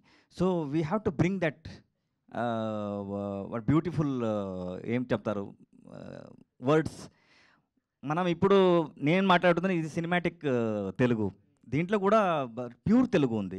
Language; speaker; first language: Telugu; non-native, learner; Kannada